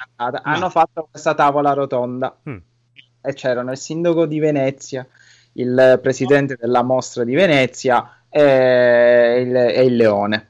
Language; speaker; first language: Italian; native; Italian